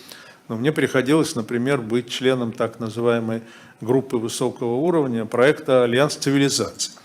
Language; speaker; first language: Russian; native; Russian